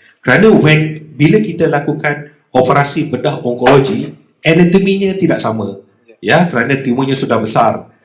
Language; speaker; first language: Malay; native; Malay